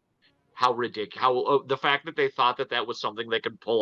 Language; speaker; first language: English; native; English